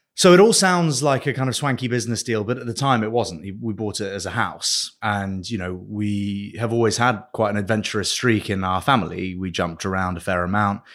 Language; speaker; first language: English; early bilingual, other home language; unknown